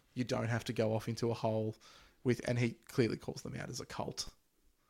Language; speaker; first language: English; native; English